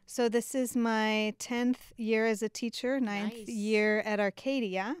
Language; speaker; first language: English; native; English